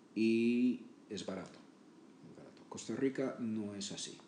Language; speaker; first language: Spanish; native; Spanish